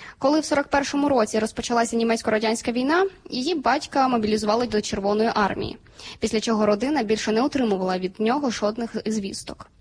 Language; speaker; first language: Ukrainian; native; Ukrainian